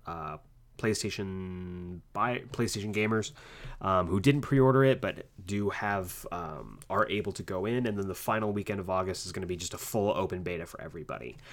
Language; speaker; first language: English; native; English